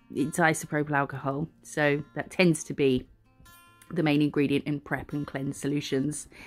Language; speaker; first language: English; native; English